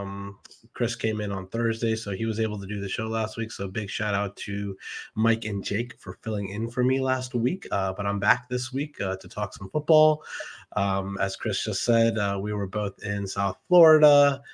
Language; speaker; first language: English; native; English